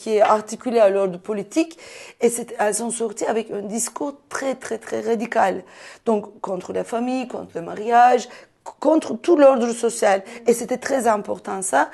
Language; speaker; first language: French; non-native, fluent; Turkish